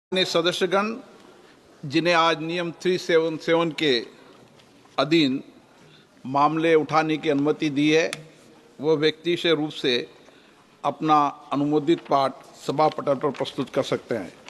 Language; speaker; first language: Hindi; native; Hindi